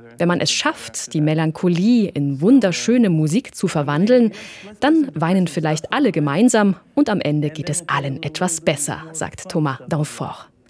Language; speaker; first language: German; native; German